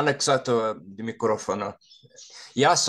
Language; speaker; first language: Greek; non-native, learner; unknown